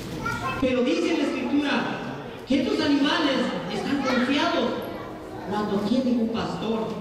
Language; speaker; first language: Spanish; native; Spanish